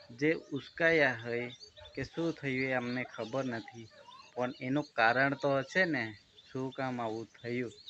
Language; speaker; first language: Gujarati; non-native, local second language; Bhili